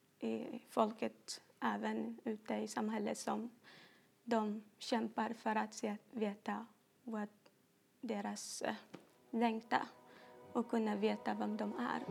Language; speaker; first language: Swedish; non-native, fluent; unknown